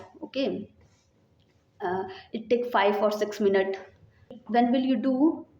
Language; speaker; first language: English; non-native, learner; Hindi